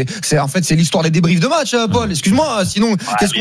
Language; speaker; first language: French; native; French